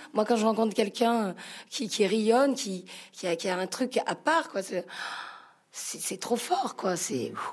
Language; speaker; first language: French; native; French